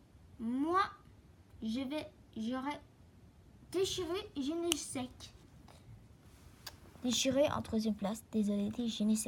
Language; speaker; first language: French; native; French